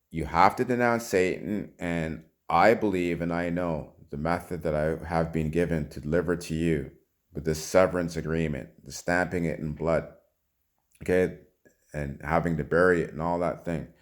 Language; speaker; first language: English; native; English